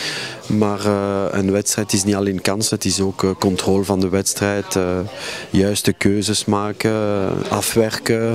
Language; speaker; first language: Dutch; non-native, local second language; French